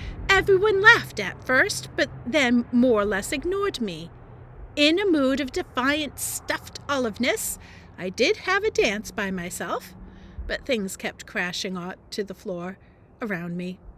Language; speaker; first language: English; native; English